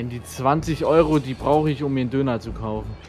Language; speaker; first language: German; native; German